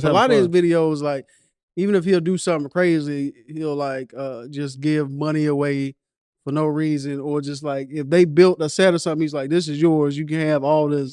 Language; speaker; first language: English; native; English